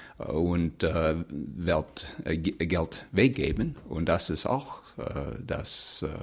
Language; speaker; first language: German; early bilingual, heritage; Plautdietsch